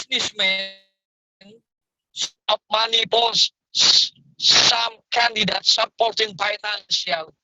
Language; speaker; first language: English; non-native, learner; Indonesian